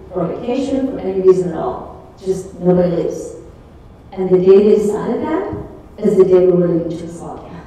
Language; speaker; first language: English; early bilingual, other home language; Czech